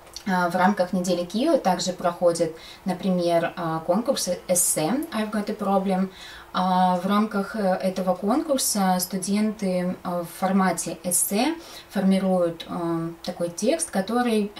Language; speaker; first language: Russian; native; Russian